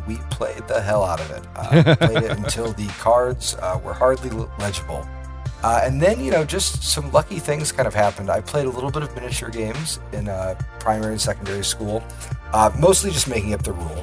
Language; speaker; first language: English; native; English